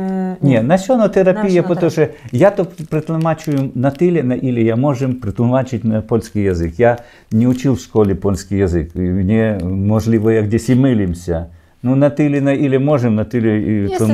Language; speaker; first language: Polish; non-native, learner; Ukrainian